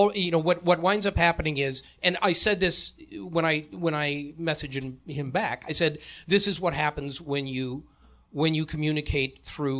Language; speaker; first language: English; native; English